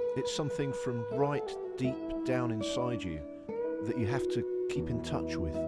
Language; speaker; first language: English; native; English